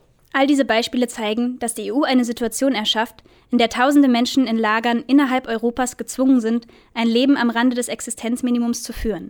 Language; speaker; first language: German; native; German